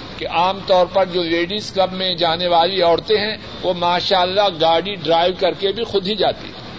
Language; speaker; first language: Urdu; native; Urdu